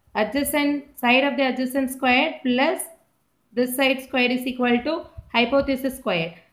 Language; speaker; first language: English; non-native, local second language; Tamil